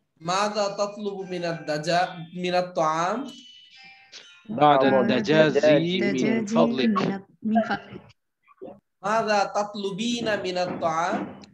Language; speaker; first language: Arabic; non-native, fluent; Bangla